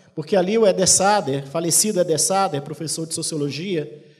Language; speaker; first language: Portuguese; native; Portuguese